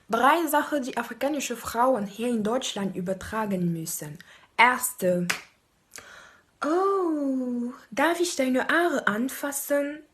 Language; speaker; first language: German; non-native, fluent; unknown